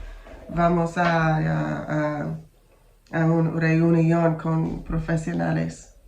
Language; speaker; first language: Spanish; non-native, learner; English